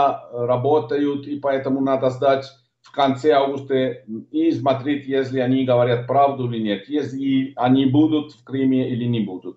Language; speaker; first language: Russian; non-native, learner; Italian